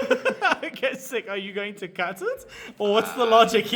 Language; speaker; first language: English; native; English